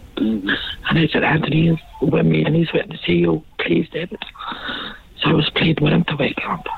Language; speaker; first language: English; native; English